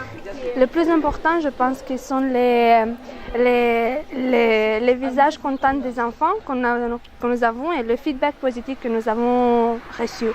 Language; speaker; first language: French; non-native, fluent; Romanian